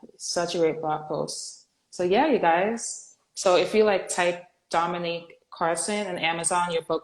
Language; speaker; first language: English; native; English